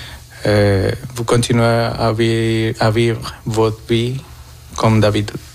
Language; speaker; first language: French; non-native, fluent; Spanish